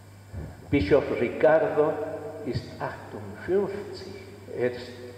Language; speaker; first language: German; non-native, fluent; Spanish